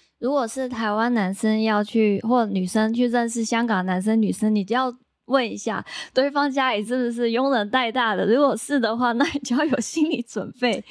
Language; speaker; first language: Chinese; non-native, local second language; Cantonese